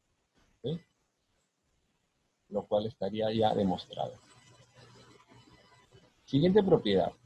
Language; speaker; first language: Spanish; native; Spanish